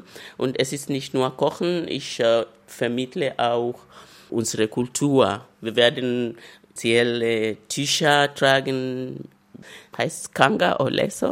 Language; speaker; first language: German; non-native, fluent; Luyia